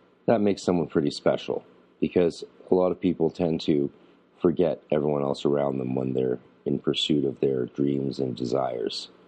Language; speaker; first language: English; native; English